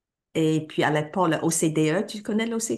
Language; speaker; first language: French; non-native, fluent; Cantonese